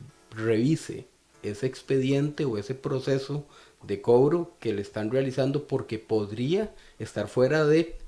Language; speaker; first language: Spanish; native; Spanish